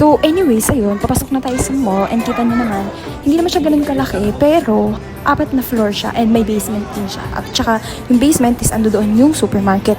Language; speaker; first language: Filipino; native; Filipino